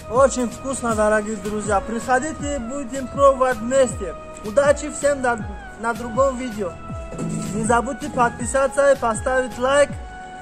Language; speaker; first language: Russian; non-native, local second language; Tajik